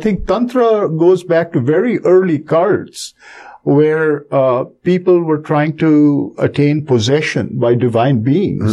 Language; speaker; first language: English; non-native, local second language; Bangla